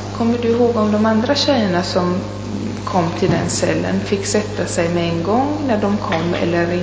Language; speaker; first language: Swedish; non-native, fluent; Italian